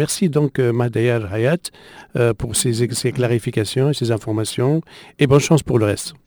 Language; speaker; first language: French; non-native, local second language; Arabic